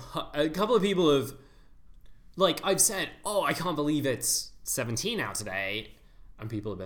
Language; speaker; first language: English; native; English